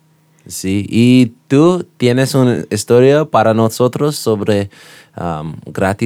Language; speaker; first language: Spanish; non-native, learner; English